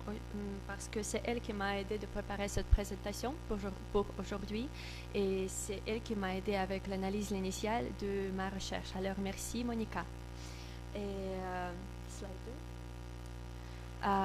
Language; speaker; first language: French; non-native, learner; Russian